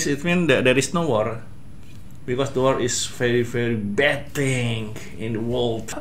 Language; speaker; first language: English; non-native, learner; Indonesian